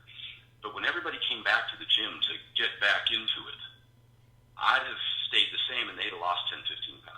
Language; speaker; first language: English; native; English